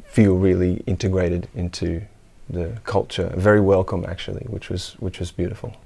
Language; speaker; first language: English; native; English